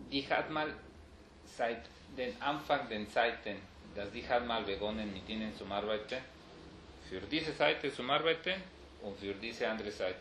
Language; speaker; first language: German; non-native, fluent; Spanish